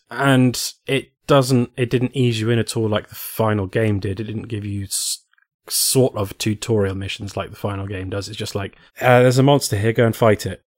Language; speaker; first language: English; native; English